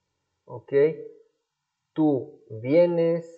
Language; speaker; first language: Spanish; non-native, fluent; Hebrew